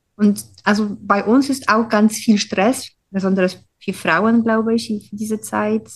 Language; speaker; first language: German; non-native, fluent; Polish